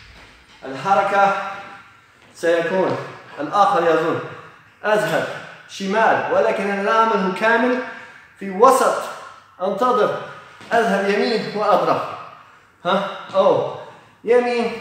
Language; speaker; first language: Arabic; non-native, fluent; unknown